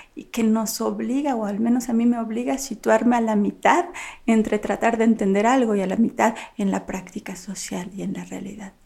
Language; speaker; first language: Spanish; native; Spanish